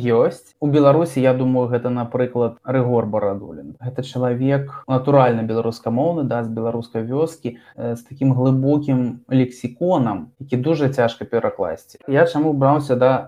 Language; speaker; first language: Belarusian; native; Belarusian